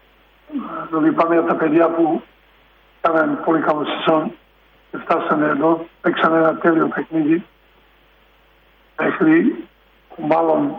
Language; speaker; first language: Greek; non-native, fluent; Serbian